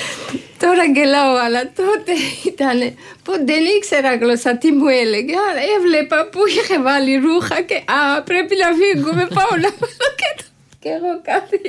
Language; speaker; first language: Greek; non-native, learner; Georgian